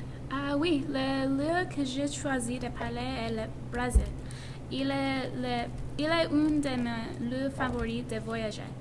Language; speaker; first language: French; non-native, learner; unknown